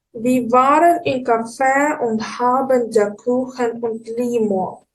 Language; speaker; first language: German; non-native, learner; Ukrainian